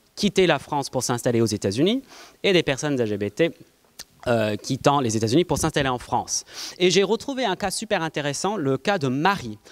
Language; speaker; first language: French; non-native, fluent; English